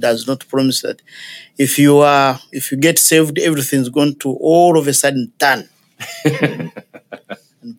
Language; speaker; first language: English; non-native, local second language; Ganda